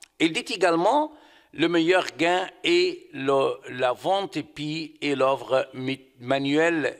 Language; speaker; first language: French; non-native, fluent; Arabic